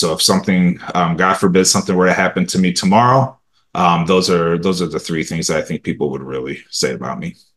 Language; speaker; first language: English; early bilingual, other home language; Romanian